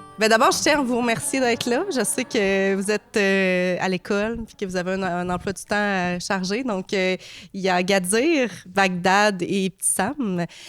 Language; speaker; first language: French; native; French